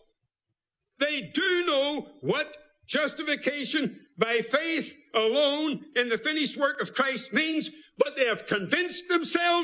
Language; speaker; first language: English; native; English